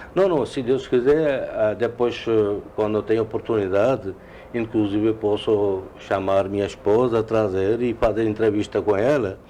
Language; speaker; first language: Portuguese; non-native, fluent; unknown